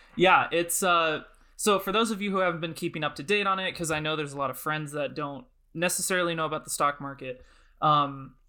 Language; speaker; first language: English; native; English